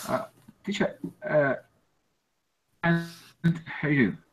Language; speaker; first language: English; non-native, learner; Spanish